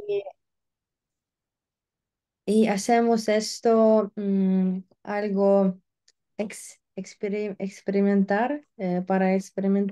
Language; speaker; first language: Spanish; non-native, learner; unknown